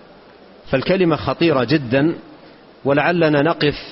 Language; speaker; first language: Arabic; native; Arabic